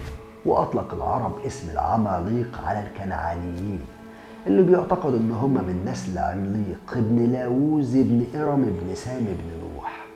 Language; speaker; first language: Arabic; native; Arabic